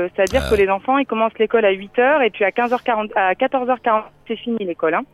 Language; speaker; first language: French; native; French